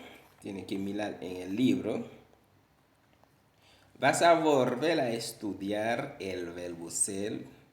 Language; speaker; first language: Spanish; non-native, fluent; Haitian Creole